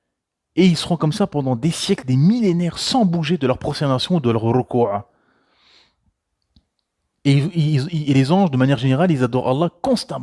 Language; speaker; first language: French; native; French